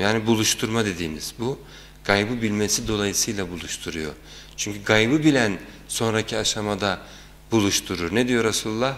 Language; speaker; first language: Turkish; native; Turkish